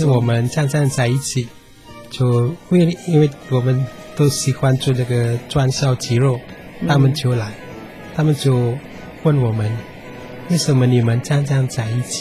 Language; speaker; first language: Chinese; non-native, fluent; Indonesian